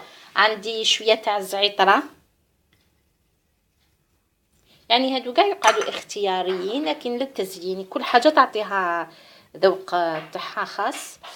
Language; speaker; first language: Arabic; native; Arabic